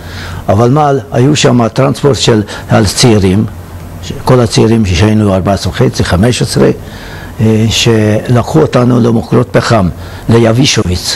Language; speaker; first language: Hebrew; non-native, fluent; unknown